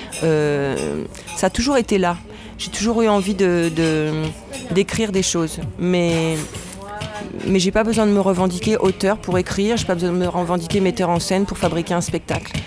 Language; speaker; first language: French; native; French